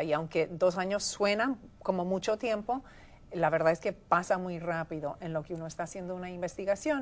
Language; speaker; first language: Spanish; native; Spanish